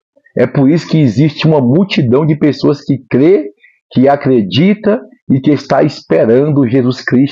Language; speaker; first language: Portuguese; native; Portuguese